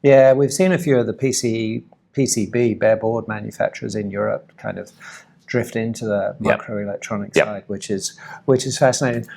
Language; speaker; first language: English; native; English